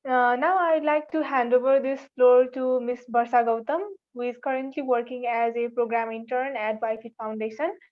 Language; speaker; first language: English; non-native, local second language; Nepali